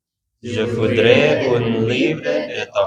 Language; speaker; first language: French; non-native, learner; Indonesian